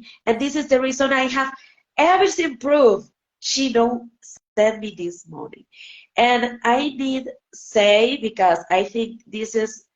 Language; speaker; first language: English; non-native, learner; Spanish